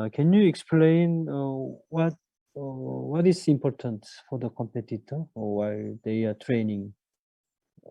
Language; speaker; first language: English; non-native, fluent; Korean